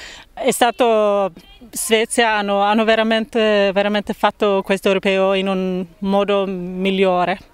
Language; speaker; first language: Italian; non-native, fluent; Swedish